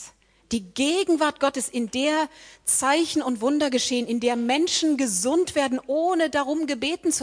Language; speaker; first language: German; native; German